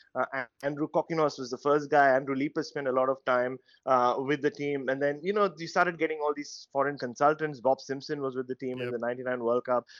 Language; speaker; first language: English; non-native, local second language; Tamil